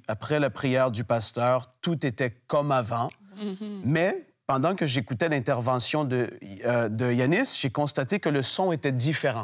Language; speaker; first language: French; native; French